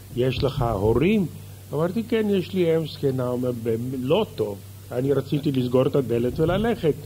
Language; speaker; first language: Hebrew; early bilingual, other home language; Russian